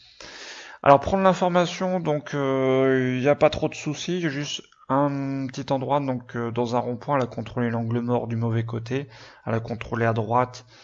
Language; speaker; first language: French; native; French